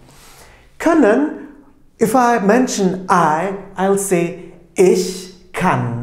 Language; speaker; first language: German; non-native, fluent; Turkish